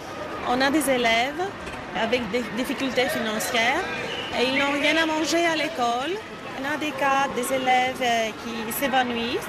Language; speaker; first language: French; non-native, fluent; Greek